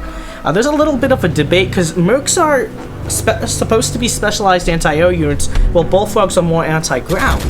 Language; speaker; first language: English; native; English